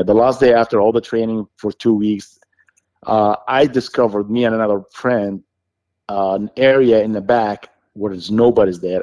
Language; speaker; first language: English; non-native, fluent; Arabic